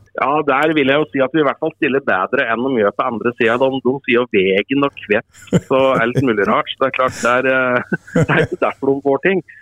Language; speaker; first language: Norwegian; native; Norwegian